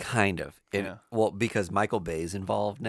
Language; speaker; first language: English; native; English